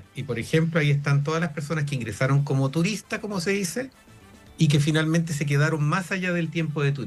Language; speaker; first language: Spanish; native; Spanish